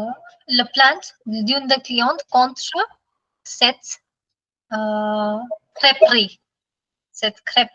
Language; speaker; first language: French; non-native, fluent; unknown